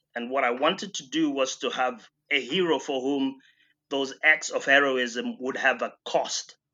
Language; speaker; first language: English; non-native, local second language; Shona